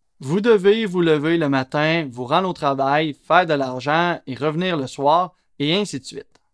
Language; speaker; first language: French; native; French